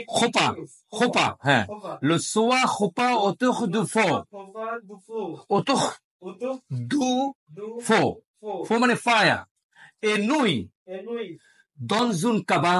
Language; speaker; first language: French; non-native, learner; Bangla